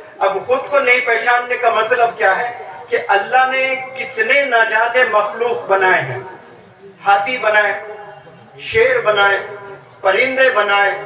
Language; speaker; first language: Urdu; native; Urdu